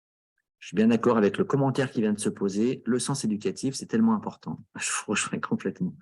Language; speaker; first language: French; native; French